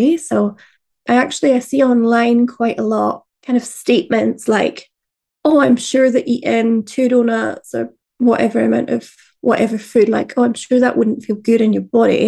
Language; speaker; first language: English; native; English